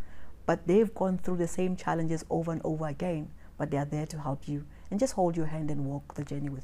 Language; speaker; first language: English; non-native, local second language; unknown